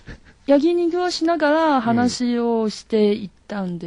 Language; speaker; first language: Japanese; non-native, learner; Chinese